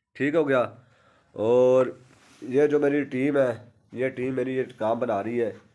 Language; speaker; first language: Urdu; non-native, local second language; Punjabi